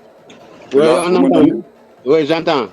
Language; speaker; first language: French; non-native, local second language; Wolof